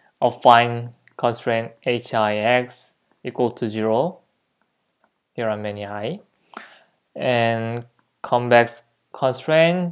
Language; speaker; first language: English; non-native, fluent; Korean